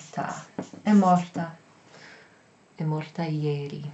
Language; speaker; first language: Italian; non-native, fluent; English